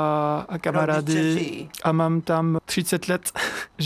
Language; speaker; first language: Czech; non-native, learner; French